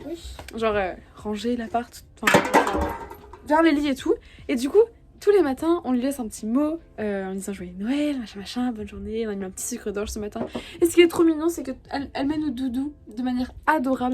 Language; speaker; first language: French; native; French